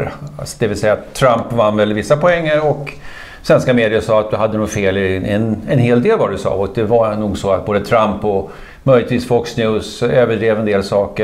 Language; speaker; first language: Swedish; native; Swedish